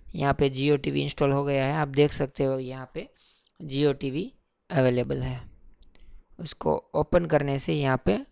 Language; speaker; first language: Hindi; non-native, local second language; Gujarati